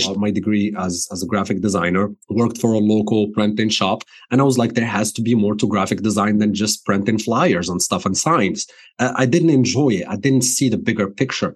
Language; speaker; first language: English; non-native, fluent; Arabic